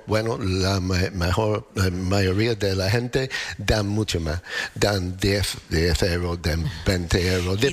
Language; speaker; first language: Spanish; non-native, learner; English